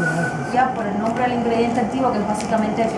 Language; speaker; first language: Spanish; non-native, fluent; English